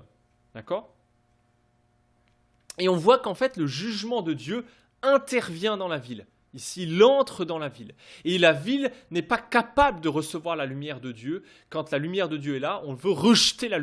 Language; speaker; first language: French; native; French